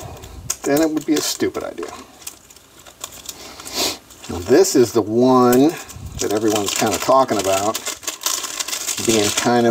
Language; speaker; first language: English; native; English